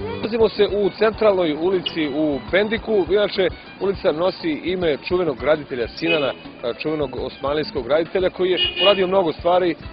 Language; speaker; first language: Bosnian; native; Bosnian